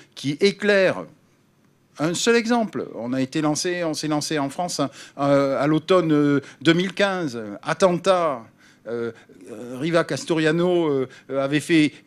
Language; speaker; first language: French; native; French